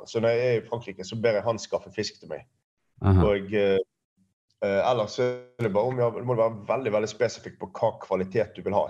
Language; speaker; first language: Norwegian; native; Norwegian